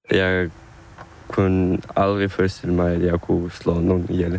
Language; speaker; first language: Danish; non-native, fluent; Ukrainian